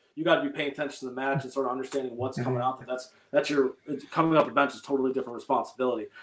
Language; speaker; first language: English; native; English